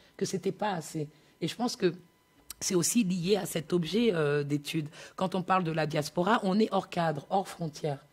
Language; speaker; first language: French; native; French